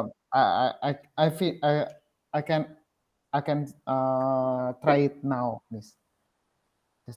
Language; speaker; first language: English; non-native, learner; Indonesian